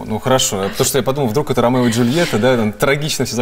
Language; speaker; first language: Russian; native; Russian